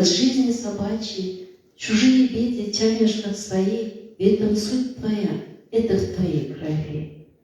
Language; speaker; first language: Russian; non-native, local second language; Kazakh